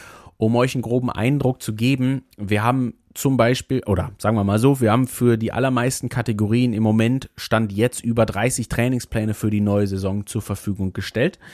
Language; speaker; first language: German; native; German